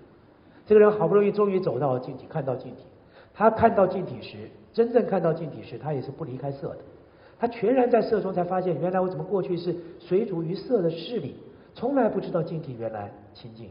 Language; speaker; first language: Chinese; native; Chinese